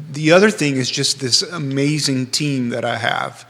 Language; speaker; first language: English; native; English